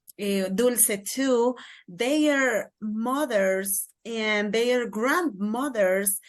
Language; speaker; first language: English; non-native, learner; Kaqchikel